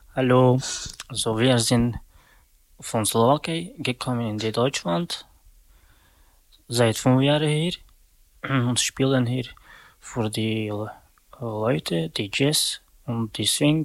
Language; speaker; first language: German; non-native, learner; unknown